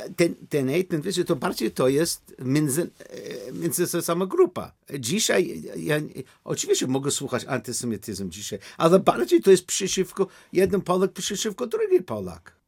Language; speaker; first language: Polish; non-native, learner; English